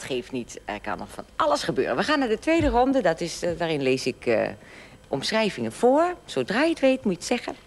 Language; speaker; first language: Dutch; native; Dutch